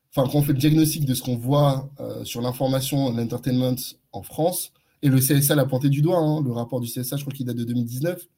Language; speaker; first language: French; native; French